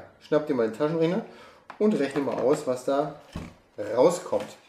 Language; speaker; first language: German; native; German